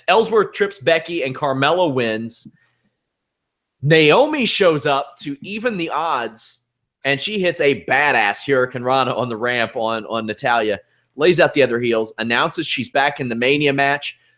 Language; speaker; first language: English; native; English